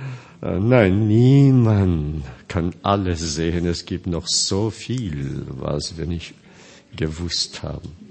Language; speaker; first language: German; non-native, fluent; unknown